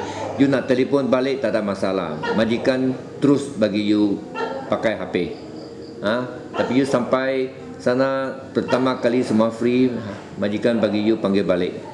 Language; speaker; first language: Malay; native; Malay